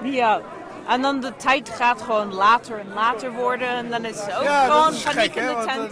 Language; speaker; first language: Dutch; non-native, fluent; English